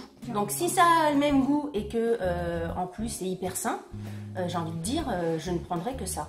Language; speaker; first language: French; native; French